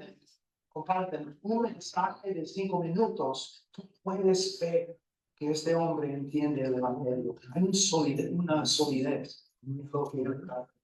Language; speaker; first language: Spanish; non-native, fluent; English